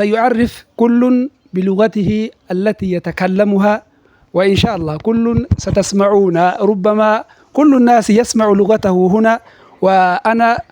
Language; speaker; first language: Arabic; non-native, fluent; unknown